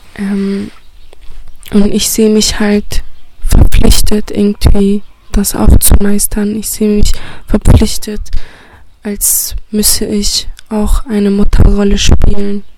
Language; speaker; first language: German; early bilingual, other home language; Romany